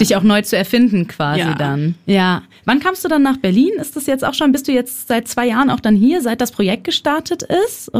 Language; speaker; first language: German; native; German